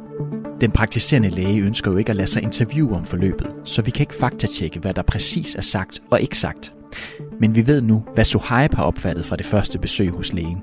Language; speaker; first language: Danish; native; Danish